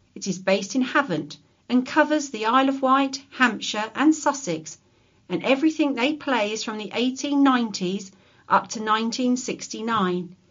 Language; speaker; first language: English; native; English